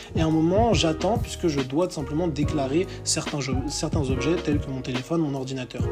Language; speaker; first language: French; native; French